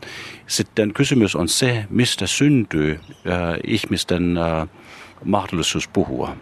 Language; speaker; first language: Finnish; non-native, fluent; German